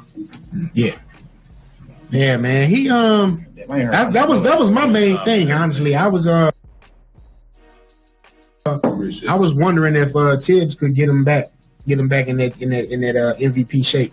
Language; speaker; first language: English; native; English